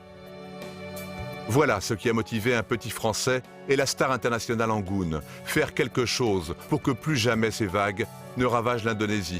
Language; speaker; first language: French; native; French